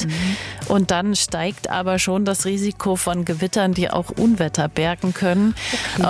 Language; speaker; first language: German; native; German